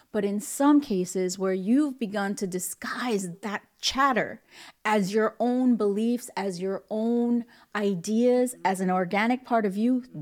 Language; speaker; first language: English; native; English